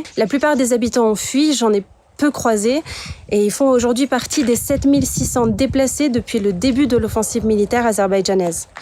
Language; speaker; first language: French; native; French